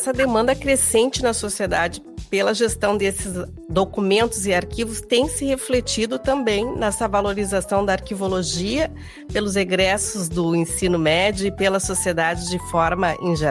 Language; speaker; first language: Portuguese; native; Portuguese